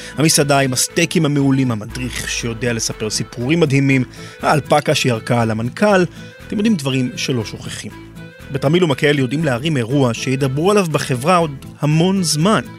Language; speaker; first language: Hebrew; native; Hebrew